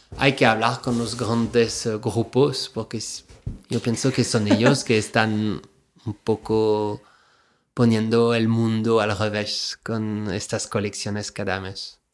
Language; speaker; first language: Spanish; non-native, fluent; French